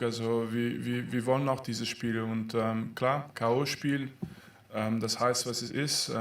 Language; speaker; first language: German; non-native, fluent; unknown